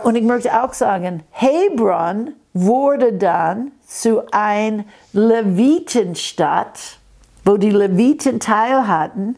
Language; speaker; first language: German; non-native, fluent; English